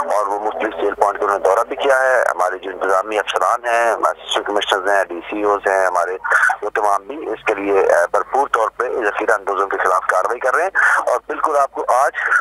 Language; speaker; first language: Urdu; non-native, local second language; Punjabi